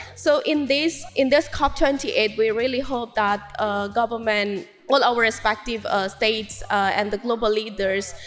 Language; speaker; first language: English; non-native, local second language; Kok Borok